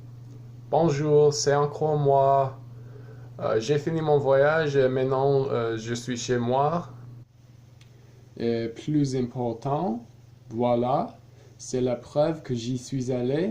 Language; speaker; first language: French; non-native, learner; English